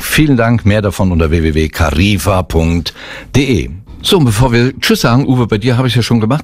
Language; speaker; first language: German; native; German